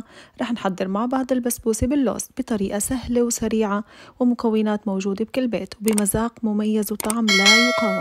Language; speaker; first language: Arabic; native; Arabic